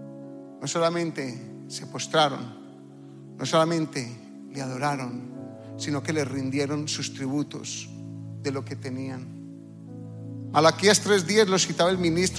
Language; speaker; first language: Spanish; native; Spanish